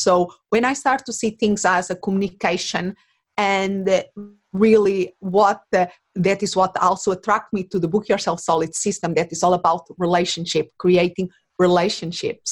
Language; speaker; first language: English; non-native, fluent; Portuguese